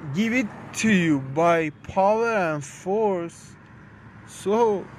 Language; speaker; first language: English; non-native, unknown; Persian